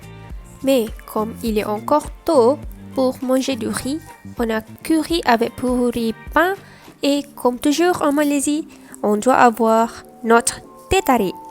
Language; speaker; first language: French; non-native, learner; Malay